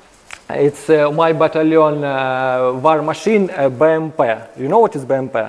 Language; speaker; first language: English; non-native, learner; Ukrainian